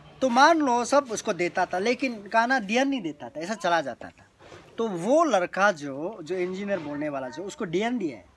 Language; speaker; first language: Hindi; non-native, local second language; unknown